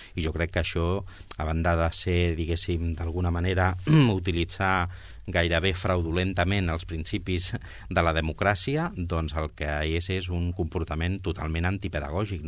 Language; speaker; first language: Catalan; non-native, local second language; Spanish